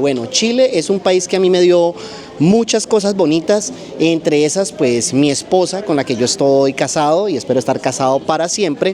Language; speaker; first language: Spanish; native; Spanish